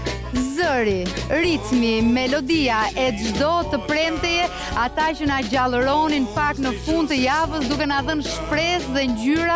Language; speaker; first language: Albanian; native; Albanian